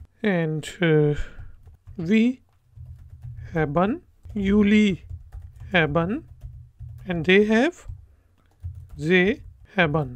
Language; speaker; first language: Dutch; non-native, learner; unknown